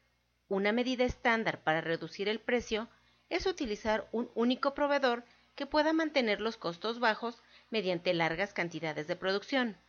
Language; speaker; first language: Spanish; native; Spanish